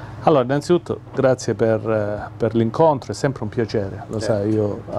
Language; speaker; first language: Italian; native; Italian